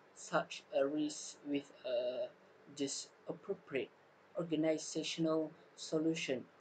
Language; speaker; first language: English; non-native, local second language; Malay